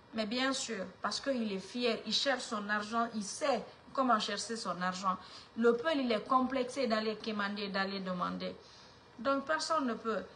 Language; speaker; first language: French; non-native, local second language; Fula